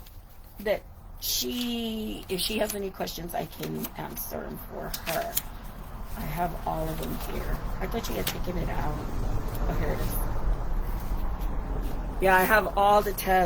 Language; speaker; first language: English; native; English